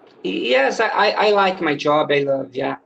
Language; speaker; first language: English; non-native, learner; Portuguese